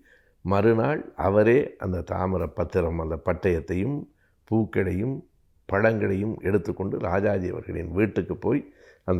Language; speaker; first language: Tamil; native; Tamil